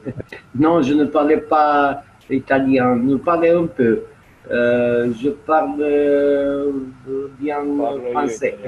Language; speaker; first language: French; non-native, learner; Romanian